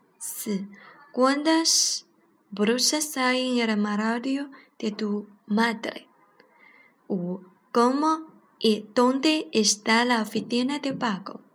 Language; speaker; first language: Spanish; non-native, learner; Chinese